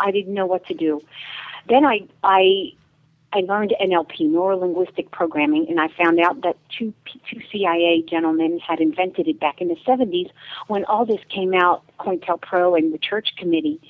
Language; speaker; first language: English; native; English